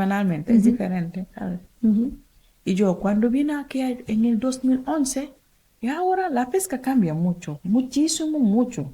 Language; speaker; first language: Spanish; non-native, learner; Wolof